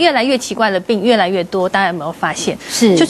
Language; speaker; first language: Chinese; native; Chinese